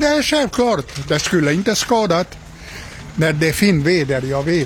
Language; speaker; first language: Swedish; non-native, learner; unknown